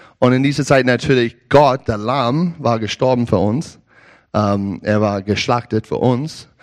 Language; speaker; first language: German; non-native, learner; English